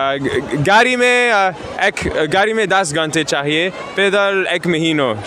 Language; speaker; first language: Hindi; non-native, learner; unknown